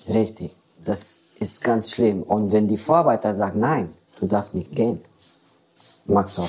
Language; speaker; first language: German; non-native, learner; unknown